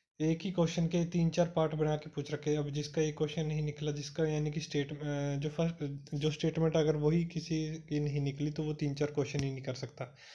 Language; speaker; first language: Hindi; non-native, local second language; Punjabi